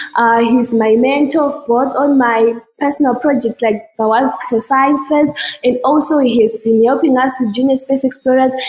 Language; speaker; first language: English; non-native, local second language; Shona